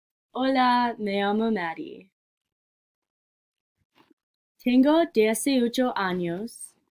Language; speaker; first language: Spanish; non-native, learner; English